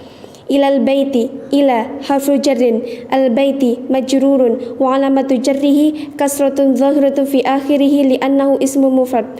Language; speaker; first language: Arabic; non-native, learner; Indonesian